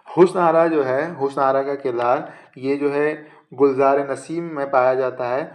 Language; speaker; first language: Urdu; native; Urdu